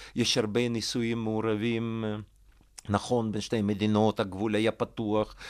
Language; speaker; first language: Hebrew; non-native, fluent; Russian